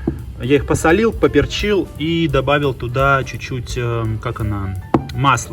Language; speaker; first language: Russian; native; Russian